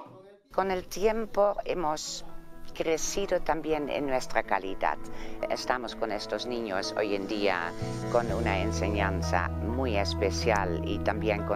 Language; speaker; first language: Spanish; non-native, fluent; Dutch